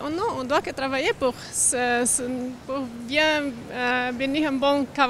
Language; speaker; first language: French; non-native, learner; Portuguese